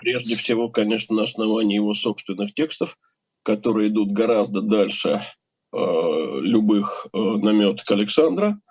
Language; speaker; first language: Russian; native; Russian